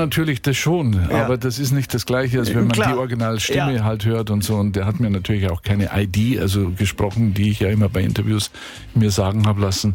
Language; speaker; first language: German; native; German